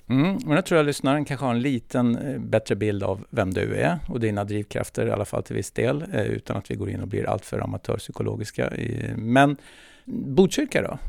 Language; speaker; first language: Swedish; native; Swedish